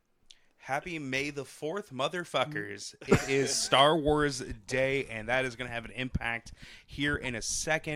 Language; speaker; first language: English; native; English